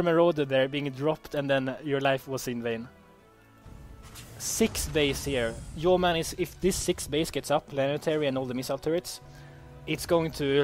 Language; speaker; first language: English; non-native, fluent; Swedish